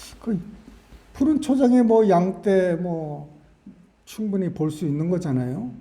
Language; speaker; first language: Korean; native; Korean